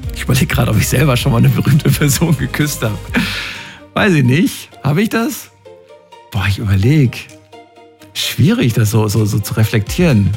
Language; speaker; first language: German; native; German